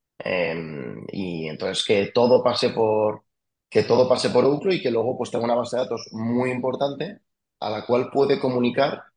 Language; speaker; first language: Spanish; early bilingual, other home language; French